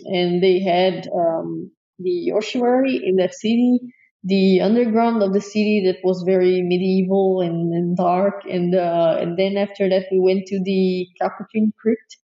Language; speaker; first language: English; non-native, fluent; Portuguese